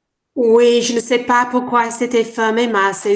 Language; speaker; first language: French; non-native, fluent; English